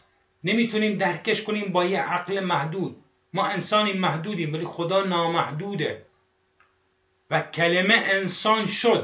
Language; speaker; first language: Persian; non-native, fluent; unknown